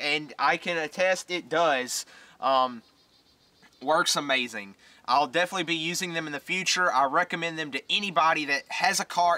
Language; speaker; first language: English; native; English